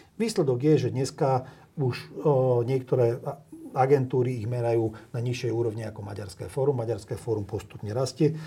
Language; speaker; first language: Slovak; non-native, local second language; Hungarian